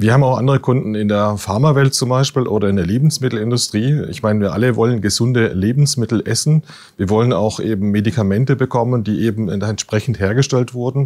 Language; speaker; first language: German; native; German